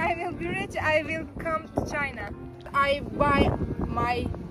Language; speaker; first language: English; non-native, learner; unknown